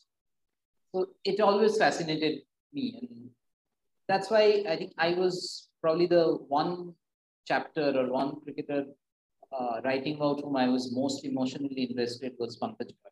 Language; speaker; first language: English; non-native, local second language; Bangla